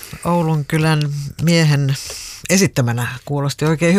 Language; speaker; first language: Finnish; native; Finnish